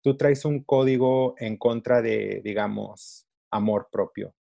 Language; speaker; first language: Spanish; early bilingual, other home language; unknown